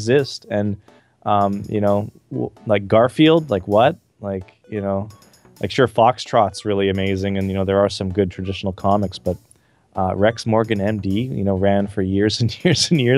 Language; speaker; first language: English; native; English